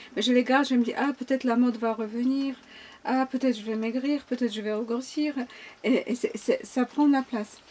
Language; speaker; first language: French; non-native, fluent; Polish